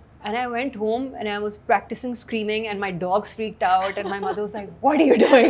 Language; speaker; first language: English; non-native, local second language; Hindi